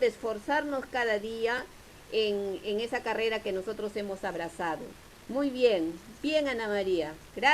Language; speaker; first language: Spanish; native; Spanish